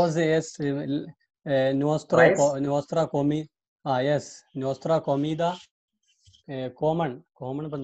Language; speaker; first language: Spanish; non-native, learner; Hindi